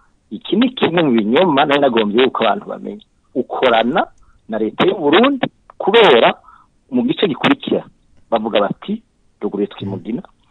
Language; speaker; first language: French; non-native, local second language; Rundi